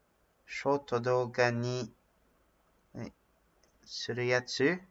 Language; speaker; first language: Japanese; non-native, learner; English